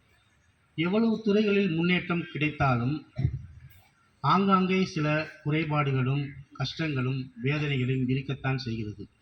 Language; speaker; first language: Tamil; native; Tamil